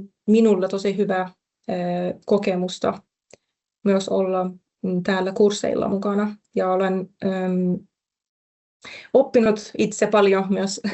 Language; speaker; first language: Finnish; non-native, fluent; Persian